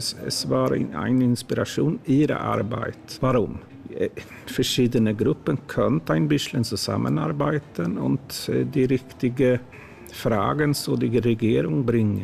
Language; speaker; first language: German; non-native, learner; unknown